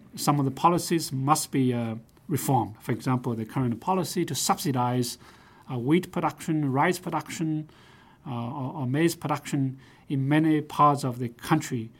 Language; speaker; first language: English; non-native, fluent; Chinese